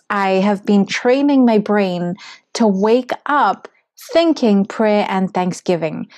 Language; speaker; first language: English; native; English